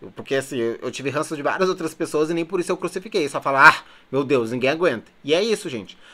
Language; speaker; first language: Portuguese; native; Portuguese